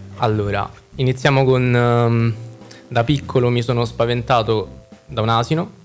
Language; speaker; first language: Italian; native; Italian